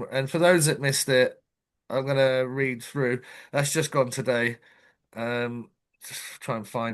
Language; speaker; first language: English; native; English